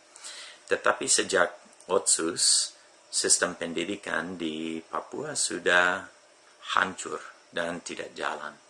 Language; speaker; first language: Indonesian; non-native, fluent; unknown